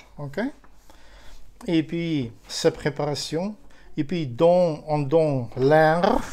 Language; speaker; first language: French; non-native, learner; Ukrainian